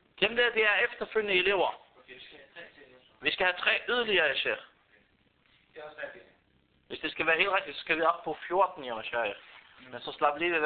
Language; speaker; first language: Danish; early bilingual, other home language; Arabic